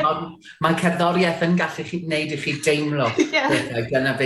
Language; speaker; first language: Welsh; native; Welsh